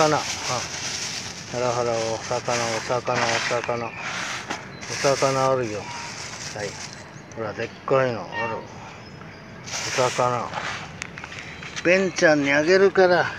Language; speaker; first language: Japanese; native; Japanese